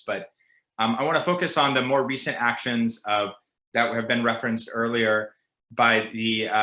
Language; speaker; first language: English; native; English